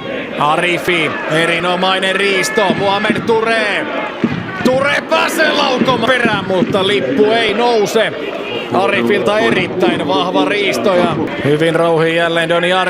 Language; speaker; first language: Finnish; native; Finnish